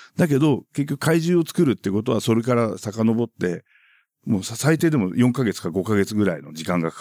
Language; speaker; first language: Japanese; native; Japanese